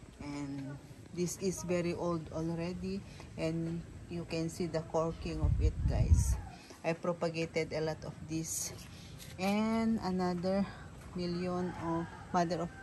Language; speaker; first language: English; non-native, local second language; Filipino